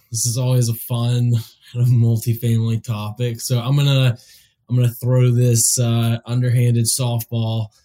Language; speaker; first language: English; native; English